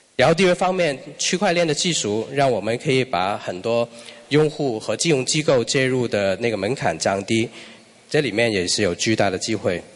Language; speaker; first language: Chinese; non-native, local second language; Cantonese